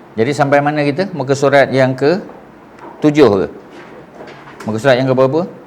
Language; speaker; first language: Malay; native; Malay